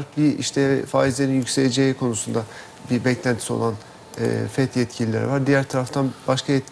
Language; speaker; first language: Turkish; native; Turkish